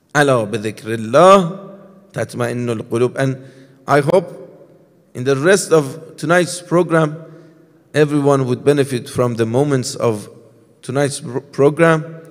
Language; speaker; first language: English; non-native, fluent; Persian